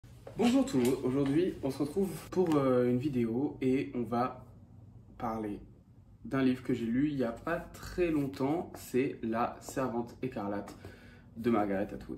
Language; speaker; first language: French; native; French